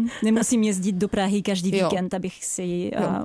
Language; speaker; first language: Czech; non-native, fluent; French